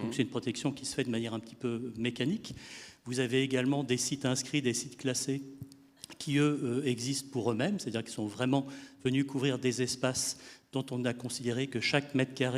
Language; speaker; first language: French; native; French